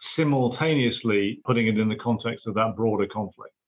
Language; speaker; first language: English; native; English